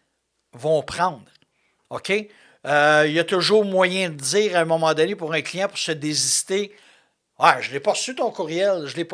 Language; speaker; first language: French; native; French